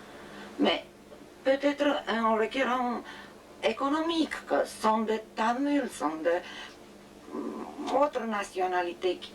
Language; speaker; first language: French; non-native, fluent; Romanian